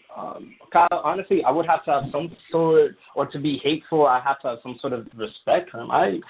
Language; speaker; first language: English; non-native, fluent; Spanish